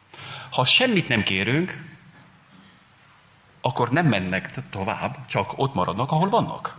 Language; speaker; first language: Hungarian; non-native, fluent; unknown